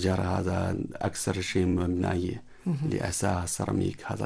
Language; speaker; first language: Arabic; non-native, learner; Chinese